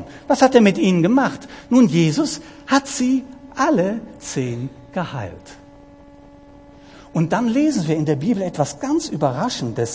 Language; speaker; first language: German; native; German